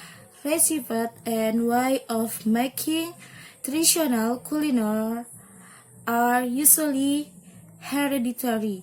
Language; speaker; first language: English; non-native, learner; Indonesian